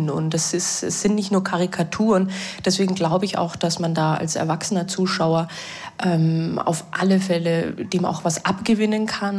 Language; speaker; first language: German; native; German